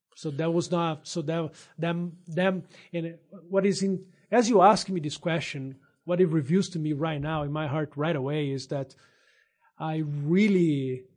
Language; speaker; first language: English; non-native, fluent; Portuguese